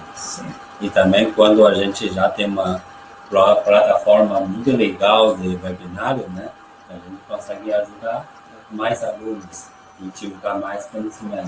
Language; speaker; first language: Portuguese; non-native, learner; Chinese